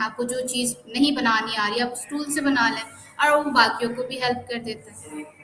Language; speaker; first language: Urdu; non-native, local second language; Sindhi